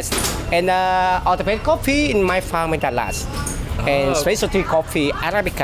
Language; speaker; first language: English; non-native, learner; Vietnamese